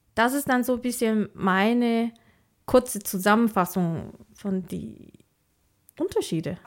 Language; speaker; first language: German; non-native, fluent; Chinese